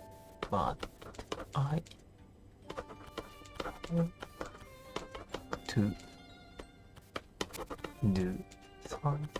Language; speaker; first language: English; non-native, learner; Japanese